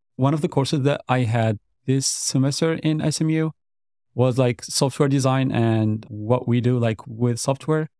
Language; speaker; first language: English; non-native, fluent; Arabic